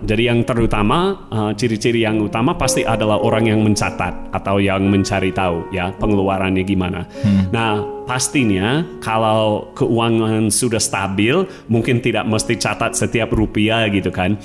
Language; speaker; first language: Malay; non-native, fluent; English